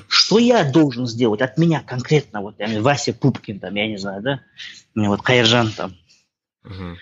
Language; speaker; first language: Russian; non-native, local second language; Kazakh